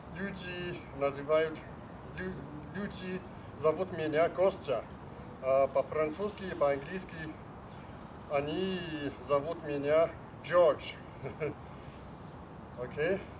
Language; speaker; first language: Russian; non-native, learner; Chinese